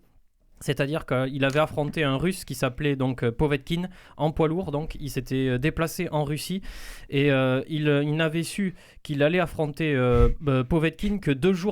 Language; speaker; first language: French; native; French